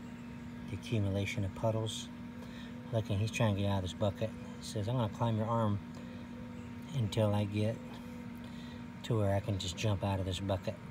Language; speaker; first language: English; native; English